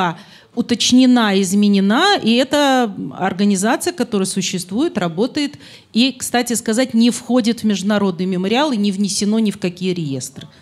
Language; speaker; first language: Russian; native; Russian